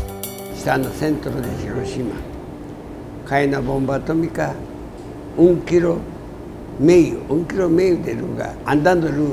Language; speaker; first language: Portuguese; non-native, learner; Japanese